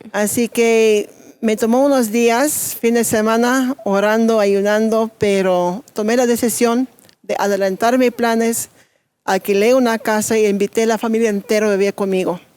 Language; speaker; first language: Spanish; non-native, fluent; English